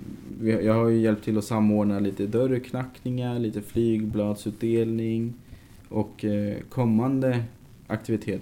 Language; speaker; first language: Swedish; native; Swedish